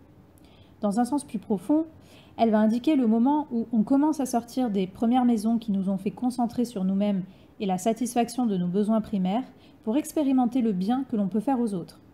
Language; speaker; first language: French; native; French